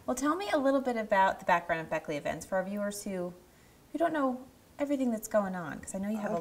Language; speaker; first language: English; native; English